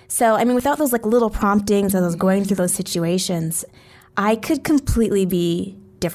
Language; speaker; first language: English; native; English